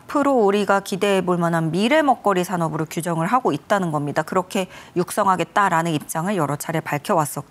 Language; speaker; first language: Korean; native; Korean